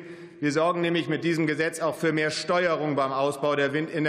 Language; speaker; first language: German; native; German